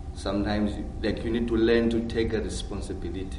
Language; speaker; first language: English; non-native, local second language; Xhosa